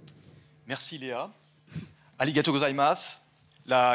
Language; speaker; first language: French; native; French